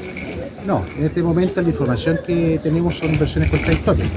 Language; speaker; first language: Spanish; native; Spanish